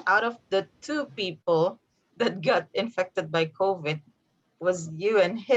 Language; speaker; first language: English; non-native, fluent; Indonesian